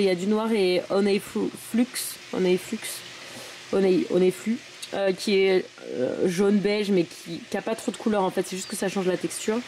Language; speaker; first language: French; native; French